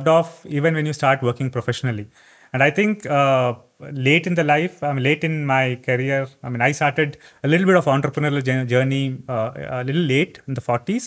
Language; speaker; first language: English; non-native, local second language; Tamil